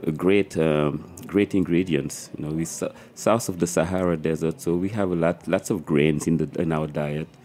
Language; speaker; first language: English; non-native, fluent; French